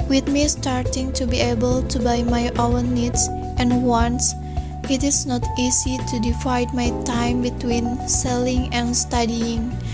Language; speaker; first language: English; non-native, learner; Indonesian